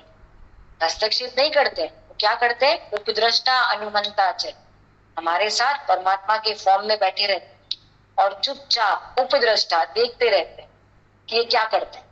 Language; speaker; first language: Hindi; native; Hindi